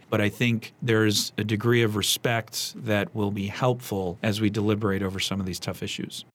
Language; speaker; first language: English; native; English